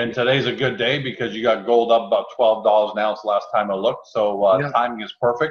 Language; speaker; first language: English; native; English